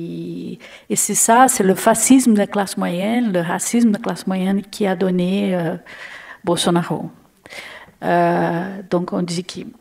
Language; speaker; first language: French; non-native, learner; Portuguese